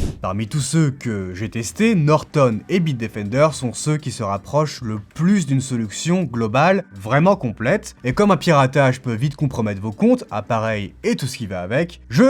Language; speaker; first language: French; native; French